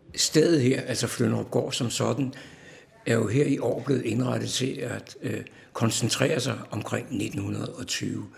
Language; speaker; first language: Danish; native; Danish